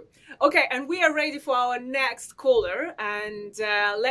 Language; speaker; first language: English; non-native, fluent; Russian